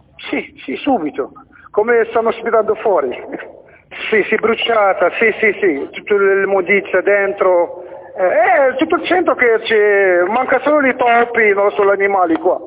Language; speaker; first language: Italian; non-native, learner; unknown